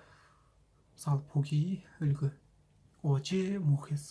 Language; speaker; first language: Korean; non-native, fluent; Kazakh